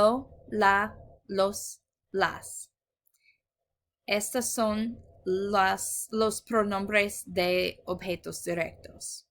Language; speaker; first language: Spanish; non-native, fluent; English